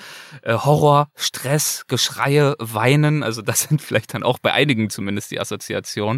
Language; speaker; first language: German; native; German